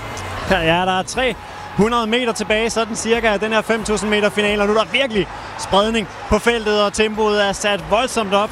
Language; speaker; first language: Danish; native; Danish